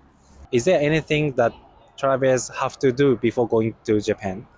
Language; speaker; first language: English; non-native, fluent; Japanese